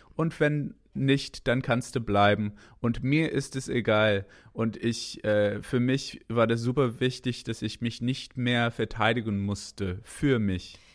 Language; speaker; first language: German; non-native, fluent; English